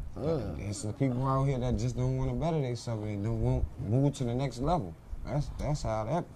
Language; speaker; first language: English; native; English